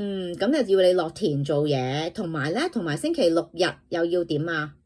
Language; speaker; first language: Cantonese; native; Cantonese